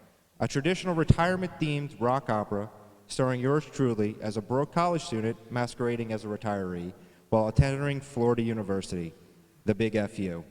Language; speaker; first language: English; native; English